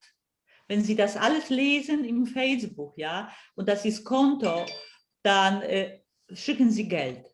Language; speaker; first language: German; non-native, fluent; Polish